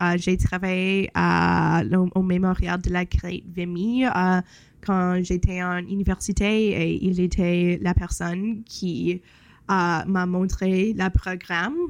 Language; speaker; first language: French; non-native, local second language; English